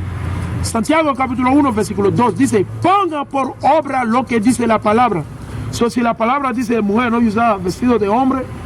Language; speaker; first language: Spanish; non-native, learner; English